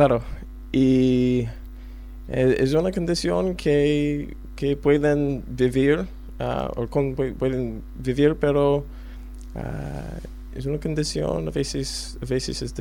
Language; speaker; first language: Spanish; non-native, learner; English